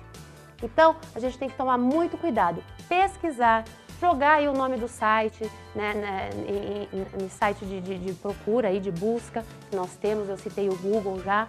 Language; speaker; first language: Portuguese; native; Portuguese